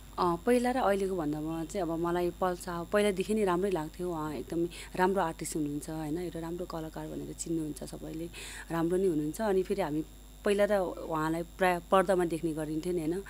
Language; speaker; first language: Nepali; non-native, local second language; Sherpa